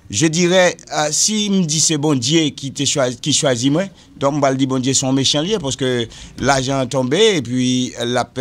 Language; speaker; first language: French; non-native, local second language; Haitian Creole